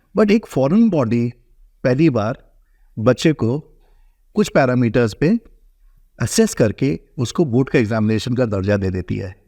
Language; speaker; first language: Hindi; native; Hindi